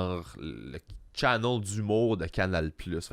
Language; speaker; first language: French; native; French